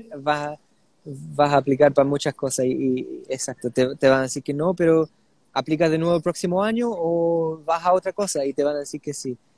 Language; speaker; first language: Spanish; early bilingual, heritage; Spanish